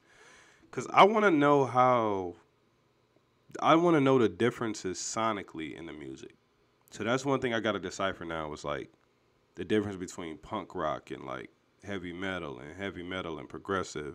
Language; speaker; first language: English; native; English